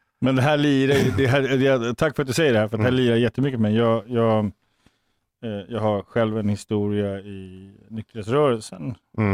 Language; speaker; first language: Swedish; native; Swedish